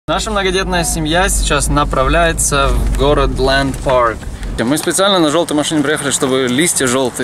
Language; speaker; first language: Russian; native; Russian